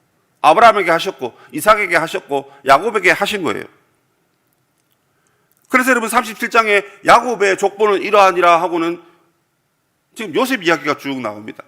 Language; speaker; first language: Korean; native; Korean